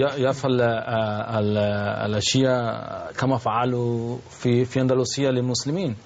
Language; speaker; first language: Arabic; non-native, learner; Spanish